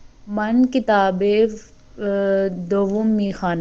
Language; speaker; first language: Persian; non-native, learner; Urdu